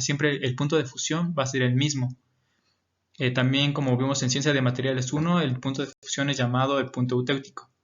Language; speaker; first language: Spanish; native; Spanish